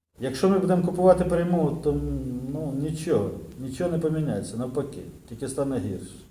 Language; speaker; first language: Ukrainian; native; Ukrainian